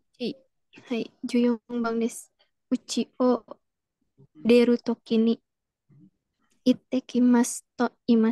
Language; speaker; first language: Japanese; non-native, learner; Indonesian